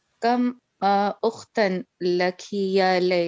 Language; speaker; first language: Arabic; non-native, learner; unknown